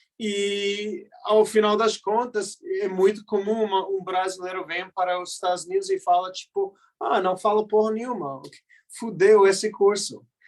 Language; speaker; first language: Portuguese; non-native, fluent; English